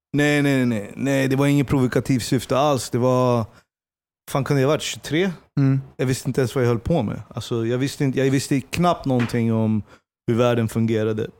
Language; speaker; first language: Swedish; early bilingual, other home language; Persian